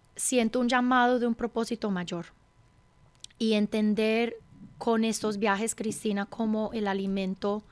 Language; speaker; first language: Spanish; early bilingual, heritage; Spanish